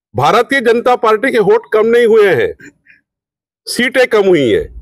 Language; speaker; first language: Hindi; non-native, local second language; Marathi